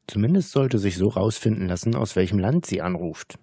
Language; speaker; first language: German; native; German